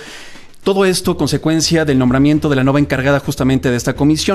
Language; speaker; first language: Spanish; native; Spanish